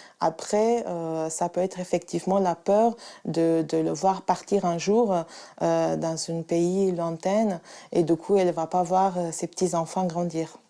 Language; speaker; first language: French; non-native, fluent; Romanian